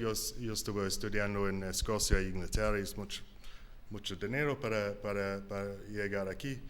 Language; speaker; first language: Spanish; non-native, learner; English